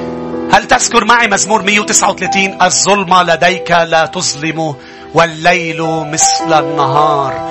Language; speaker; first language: Arabic; native; Arabic